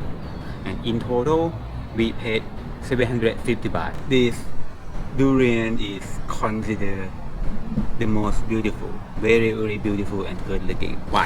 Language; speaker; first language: English; non-native, fluent; Thai